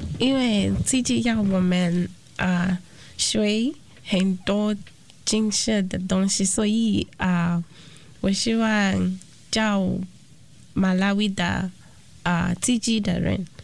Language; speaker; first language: Chinese; non-native, learner; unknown